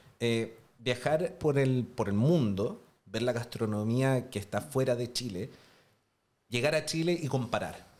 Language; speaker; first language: Spanish; native; Spanish